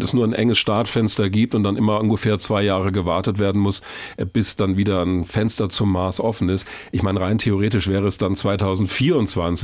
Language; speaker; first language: German; native; German